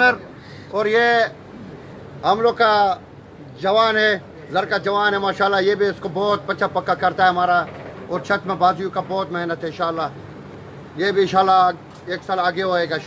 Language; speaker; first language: Hindi; non-native, learner; Arabic